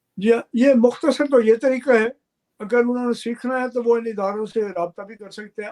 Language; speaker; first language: Urdu; non-native, local second language; Punjabi